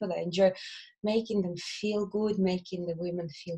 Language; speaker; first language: English; non-native, fluent; Russian